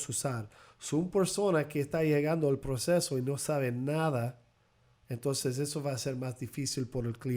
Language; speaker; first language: Spanish; early bilingual, heritage; Spanish